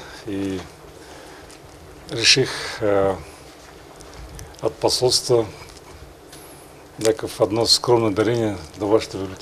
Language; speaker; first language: Bulgarian; non-native, learner; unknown